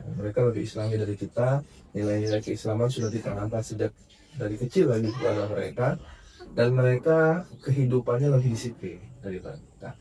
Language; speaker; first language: Indonesian; native; Indonesian